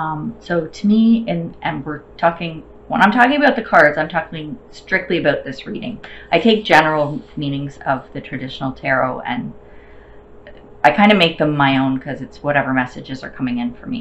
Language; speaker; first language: English; native; English